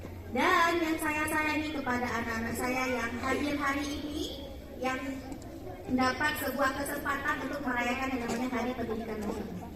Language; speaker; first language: Indonesian; native; Indonesian